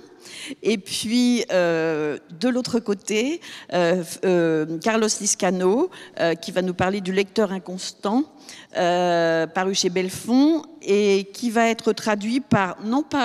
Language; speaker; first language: French; native; French